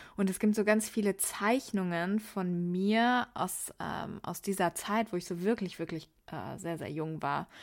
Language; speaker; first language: German; early bilingual, other home language; Persian